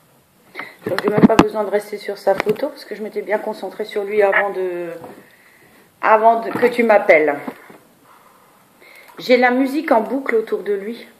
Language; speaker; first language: French; native; French